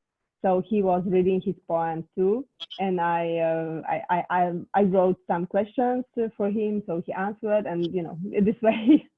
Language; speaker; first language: English; non-native, fluent; Russian